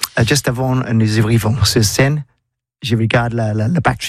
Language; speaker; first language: French; non-native, learner; English